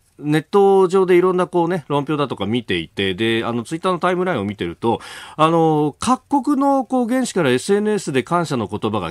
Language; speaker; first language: Japanese; native; Japanese